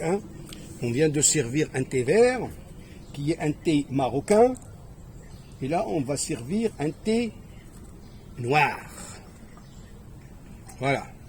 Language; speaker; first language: French; native; French